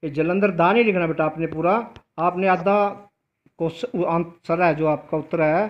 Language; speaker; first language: Hindi; non-native, local second language; Punjabi